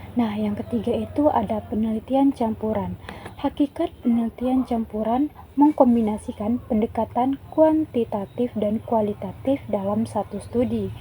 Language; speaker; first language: Indonesian; native; Indonesian